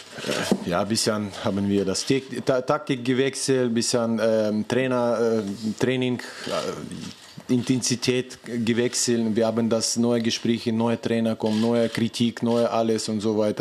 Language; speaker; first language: German; non-native, fluent; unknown